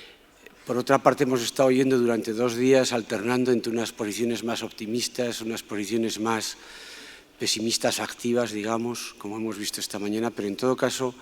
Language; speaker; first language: Spanish; native; Spanish